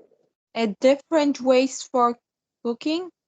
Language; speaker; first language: English; non-native, learner; Central Kurdish